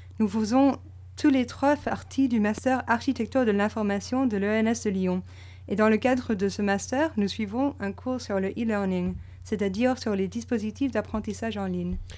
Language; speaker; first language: French; non-native, fluent; English